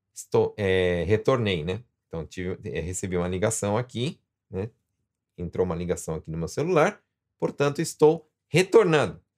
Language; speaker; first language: Portuguese; native; Portuguese